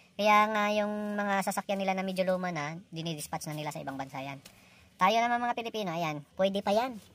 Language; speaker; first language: Filipino; non-native, local second language; Cebuano